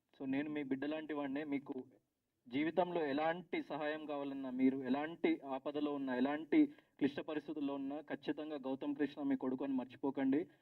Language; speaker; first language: Telugu; native; Telugu